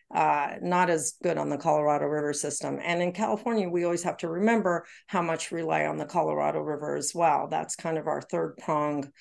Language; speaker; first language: English; native; English